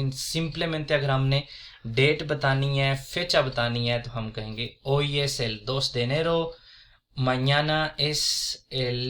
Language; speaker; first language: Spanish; non-native, fluent; Urdu